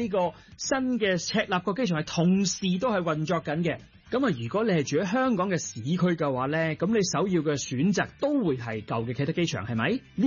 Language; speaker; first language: Cantonese; native; Cantonese